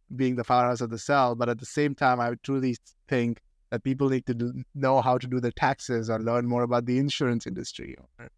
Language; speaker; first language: English; non-native, local second language; Hindi